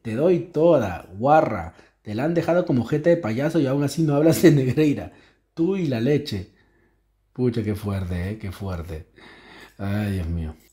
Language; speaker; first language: Spanish; native; Spanish